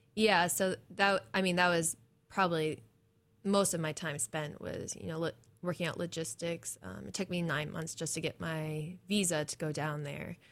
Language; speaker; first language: English; native; English